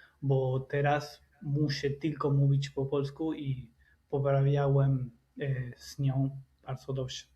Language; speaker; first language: Polish; non-native, learner; Spanish